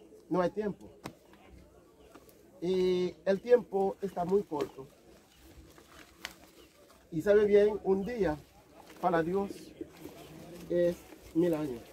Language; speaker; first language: Spanish; non-native, learner; Haitian Creole